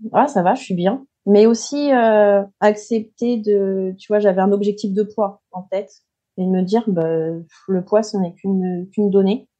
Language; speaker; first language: French; native; French